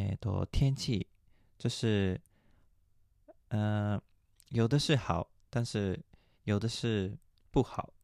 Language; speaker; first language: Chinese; early bilingual, heritage; Japanese